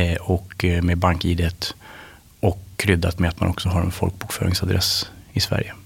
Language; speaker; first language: Swedish; native; Swedish